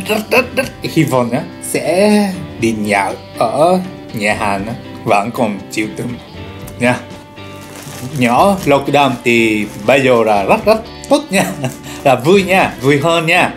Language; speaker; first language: Vietnamese; non-native, learner; Japanese